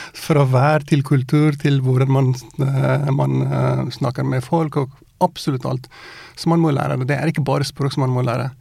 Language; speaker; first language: Norwegian; non-native, fluent; Persian